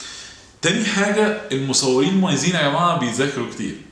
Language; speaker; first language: Arabic; native; Arabic